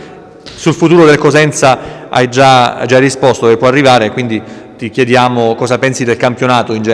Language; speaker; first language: Italian; native; Italian